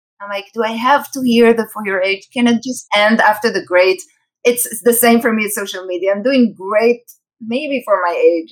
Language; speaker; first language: English; non-native, fluent; Hebrew